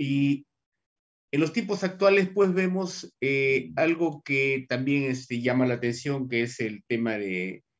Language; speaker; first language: Spanish; native; Spanish